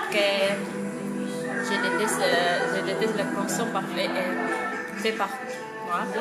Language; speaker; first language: French; non-native, learner; Indonesian